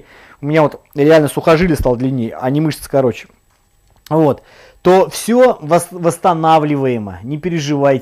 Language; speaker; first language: Russian; native; Russian